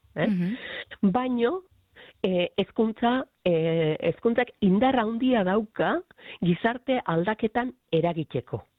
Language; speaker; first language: Basque; native; Basque